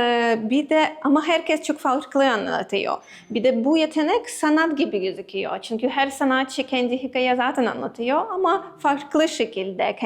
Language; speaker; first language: Turkish; non-native, learner; Russian